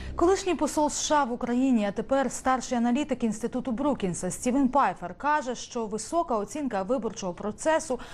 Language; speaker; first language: Ukrainian; native; Ukrainian